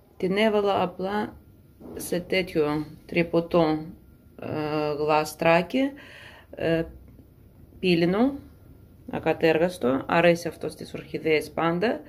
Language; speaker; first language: Greek; non-native, fluent; Russian